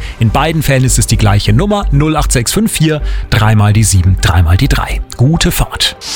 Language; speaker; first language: German; native; German